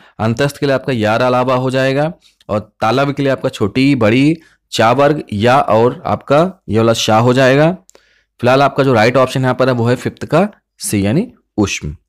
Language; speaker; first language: Hindi; native; Hindi